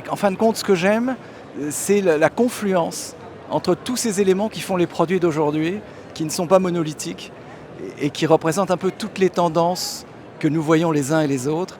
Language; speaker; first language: French; native; French